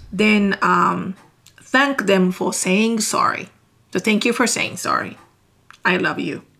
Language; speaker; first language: English; non-native, fluent; Japanese